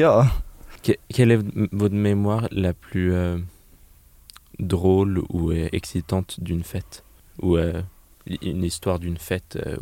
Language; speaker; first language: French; non-native, learner; Swedish